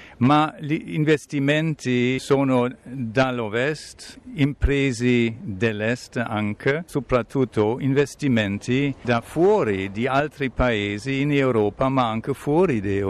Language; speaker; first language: Italian; non-native, fluent; German